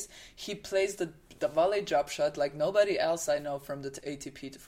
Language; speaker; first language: English; non-native, fluent; German